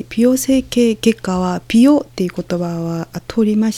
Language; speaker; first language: Japanese; non-native, fluent; Korean